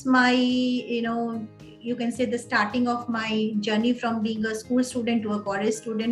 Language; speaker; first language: English; non-native, local second language; Odia